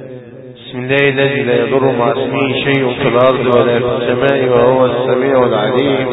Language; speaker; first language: Arabic; native; Arabic